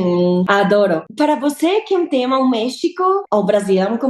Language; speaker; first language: Portuguese; non-native, learner; Spanish